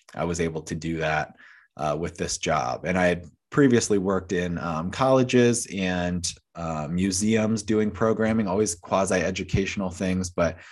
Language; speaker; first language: English; native; English